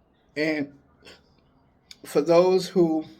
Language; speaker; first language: English; native; English